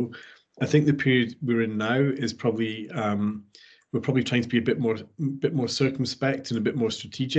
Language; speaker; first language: English; native; English